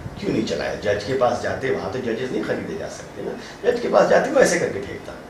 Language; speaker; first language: Urdu; native; Urdu